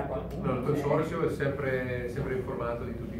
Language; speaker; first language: Italian; non-native, fluent; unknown